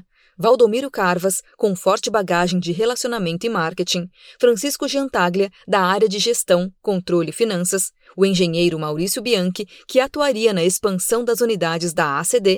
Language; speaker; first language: Portuguese; native; Portuguese